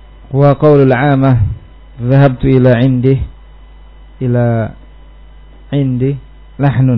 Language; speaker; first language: Arabic; non-native, fluent; Indonesian